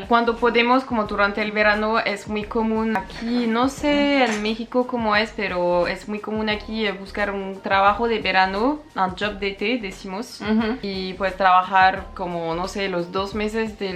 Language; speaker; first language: Spanish; non-native, fluent; French